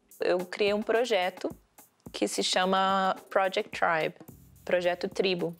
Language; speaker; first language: Portuguese; early bilingual, heritage; Portuguese